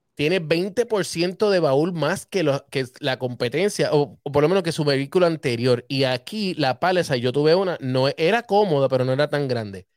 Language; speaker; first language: Spanish; native; Spanish